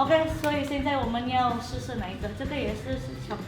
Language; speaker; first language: Chinese; non-native, fluent; Indonesian